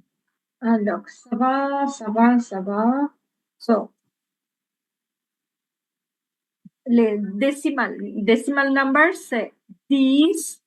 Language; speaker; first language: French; non-native, fluent; Bangla